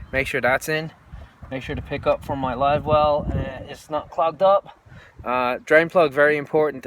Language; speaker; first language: English; native; English